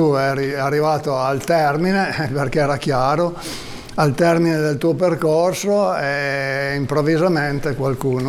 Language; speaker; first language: Italian; native; Italian